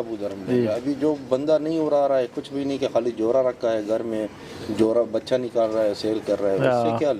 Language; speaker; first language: Hindi; non-native, learner; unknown